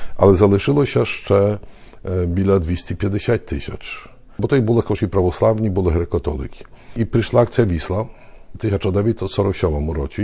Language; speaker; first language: Ukrainian; early bilingual, heritage; Ukrainian